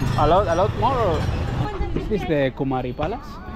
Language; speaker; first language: English; non-native, learner; Spanish